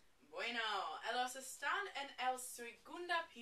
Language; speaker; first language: Spanish; non-native, learner; English